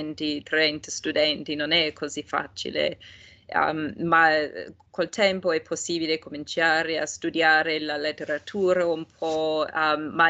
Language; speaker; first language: Italian; non-native, fluent; English